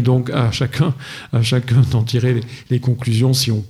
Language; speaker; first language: French; native; French